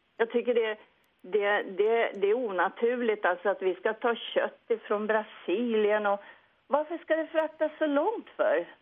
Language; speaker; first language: Swedish; native; Swedish